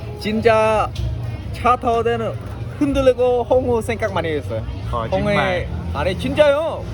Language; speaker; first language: Korean; non-native, learner; Khmer